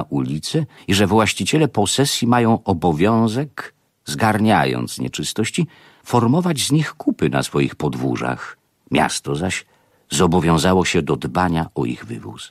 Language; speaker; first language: Polish; native; Polish